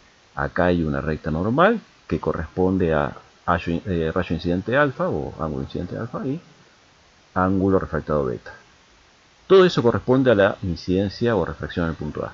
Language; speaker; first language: Spanish; native; Spanish